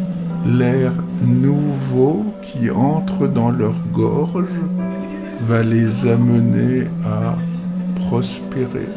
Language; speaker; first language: French; native; French